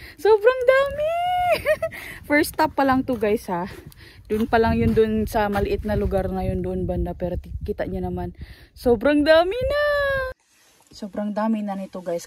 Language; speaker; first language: Filipino; non-native, local second language; Cebuano